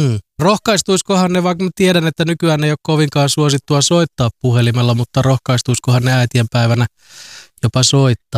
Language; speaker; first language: Finnish; native; Finnish